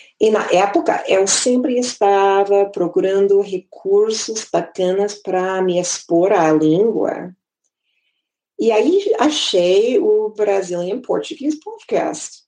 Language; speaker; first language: Portuguese; non-native, fluent; English